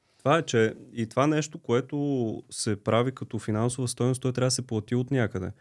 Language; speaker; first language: Bulgarian; native; Bulgarian